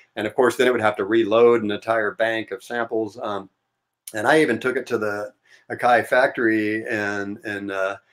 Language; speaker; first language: English; native; English